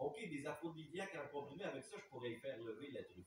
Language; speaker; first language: French; native; French